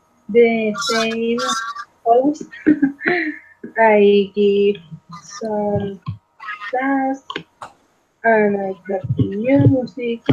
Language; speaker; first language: English; non-native, learner; Spanish